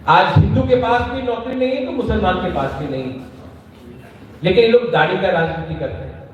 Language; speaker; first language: Hindi; non-native, local second language; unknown